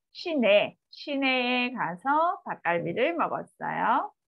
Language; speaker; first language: Korean; native; Korean